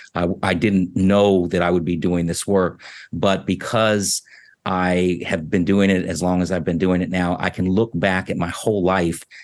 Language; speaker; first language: English; native; English